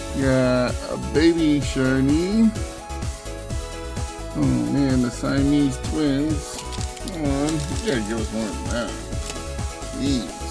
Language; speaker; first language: English; native; English